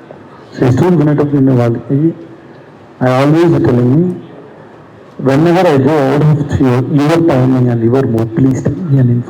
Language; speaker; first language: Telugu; non-native, learner; Tamil